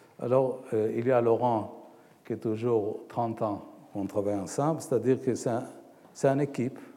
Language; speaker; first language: French; non-native, fluent; Hebrew